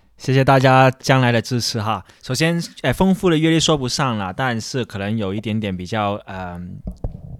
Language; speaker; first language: Chinese; non-native, local second language; Cantonese